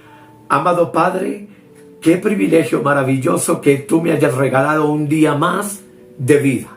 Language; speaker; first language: Spanish; native; Spanish